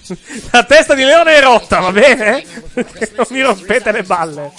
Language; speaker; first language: Italian; native; Italian